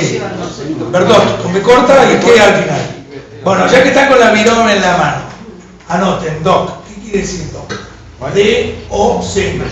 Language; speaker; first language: Spanish; native; Spanish